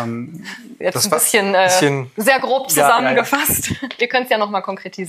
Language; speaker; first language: German; native; German